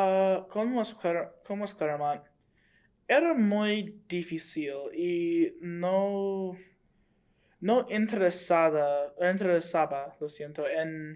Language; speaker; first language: Spanish; non-native, learner; English